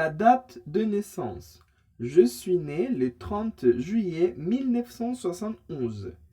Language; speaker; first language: French; non-native, fluent; Spanish